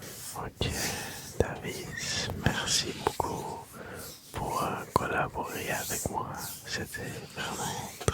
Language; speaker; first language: French; early bilingual, other home language; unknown